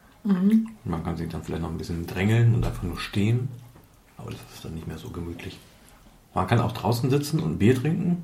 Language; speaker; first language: German; native; German